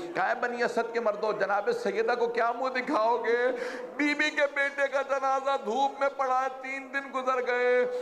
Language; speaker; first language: Urdu; native; Urdu